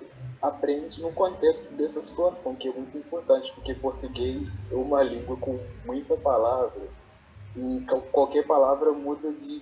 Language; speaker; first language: Portuguese; non-native, fluent; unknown